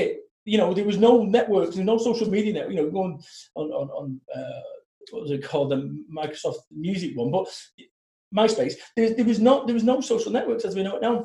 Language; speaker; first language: English; native; English